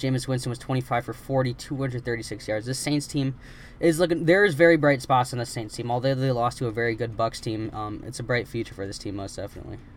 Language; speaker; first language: English; native; English